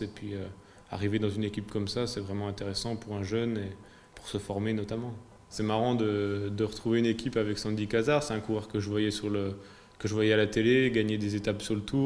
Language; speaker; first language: French; native; French